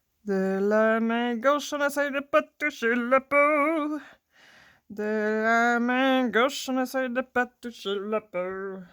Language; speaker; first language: French; native; French